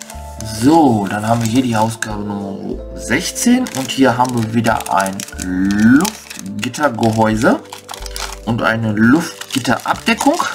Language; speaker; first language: German; native; German